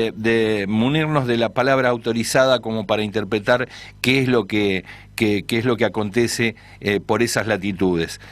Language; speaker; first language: Spanish; native; Spanish